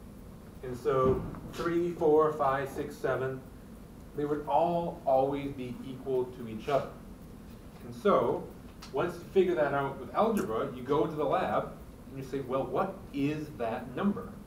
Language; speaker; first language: English; native; English